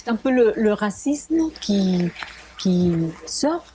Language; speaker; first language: French; non-native, fluent; Spanish